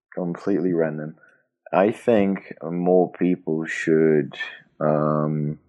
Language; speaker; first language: English; non-native, fluent; Portuguese